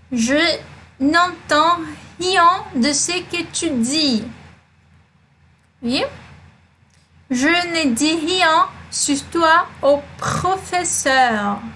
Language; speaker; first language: French; non-native, fluent; Portuguese